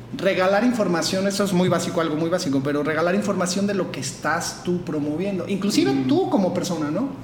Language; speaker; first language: Spanish; native; Spanish